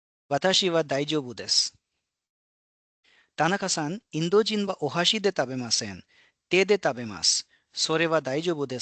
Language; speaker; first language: Japanese; non-native, fluent; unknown